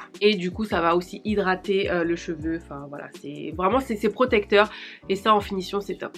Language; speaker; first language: French; native; French